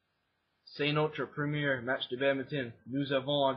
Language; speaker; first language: French; non-native, learner; English